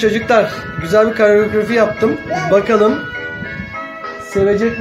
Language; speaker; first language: Turkish; native; Turkish